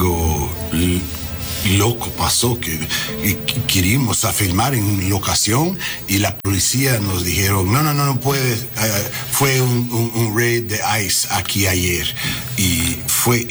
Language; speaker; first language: Spanish; non-native, learner; English